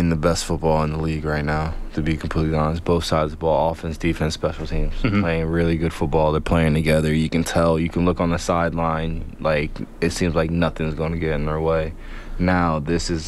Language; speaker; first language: English; native; English